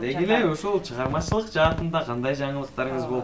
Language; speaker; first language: Kyrgyz; native; Kyrgyz